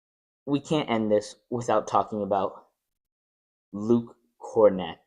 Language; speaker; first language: English; native; English